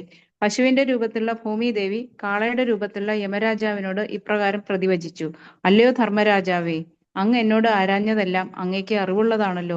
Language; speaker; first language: Malayalam; native; Malayalam